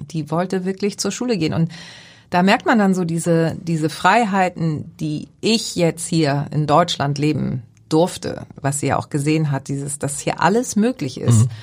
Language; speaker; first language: German; early bilingual, other home language; Greek